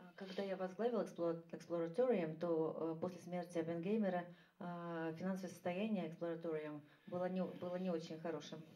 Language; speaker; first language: Russian; native; Russian